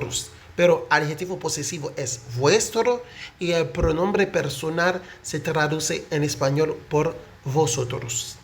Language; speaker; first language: Spanish; non-native, fluent; Haitian Creole